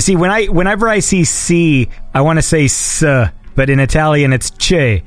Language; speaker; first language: English; native; English